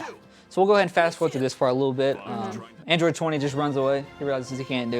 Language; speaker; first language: English; native; English